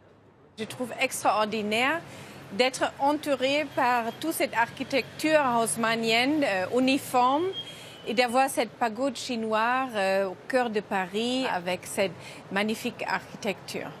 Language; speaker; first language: French; non-native, fluent; German